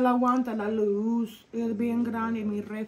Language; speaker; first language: Spanish; non-native, learner; English